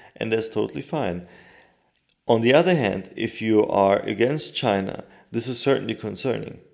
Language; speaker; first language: English; non-native, fluent; Turkish